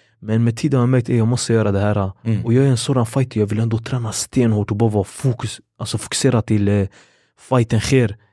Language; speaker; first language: Swedish; early bilingual, other home language; Kurdish